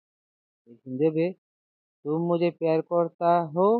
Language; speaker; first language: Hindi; non-native, learner; Bangla